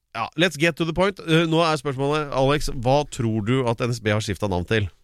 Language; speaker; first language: Norwegian; native; Norwegian